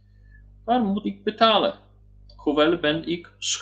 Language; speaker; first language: Dutch; non-native, learner; Polish